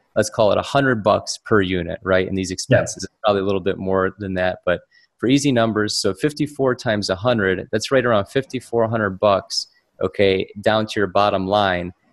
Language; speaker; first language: English; native; English